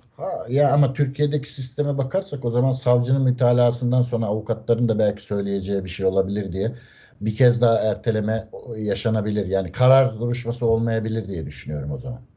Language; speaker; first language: Turkish; native; Turkish